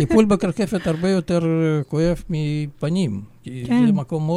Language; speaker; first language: Hebrew; non-native, fluent; Russian